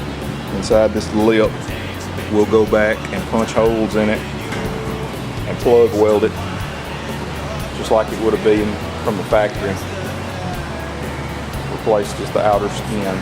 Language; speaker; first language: English; native; English